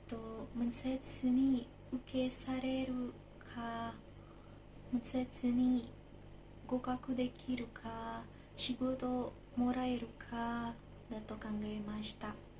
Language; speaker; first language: Japanese; non-native, learner; Indonesian